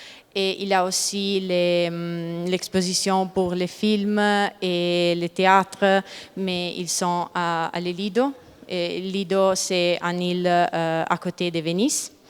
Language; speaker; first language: French; non-native, learner; Italian